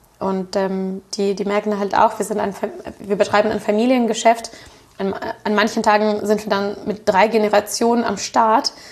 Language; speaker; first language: German; non-native, fluent; Russian